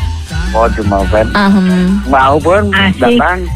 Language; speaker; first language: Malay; non-native, local second language; Sundanese